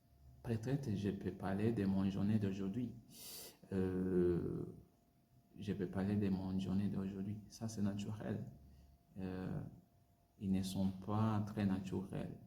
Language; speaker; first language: French; non-native, learner; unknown